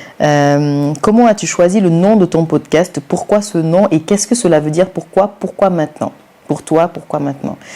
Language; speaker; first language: French; non-native, local second language; Wolof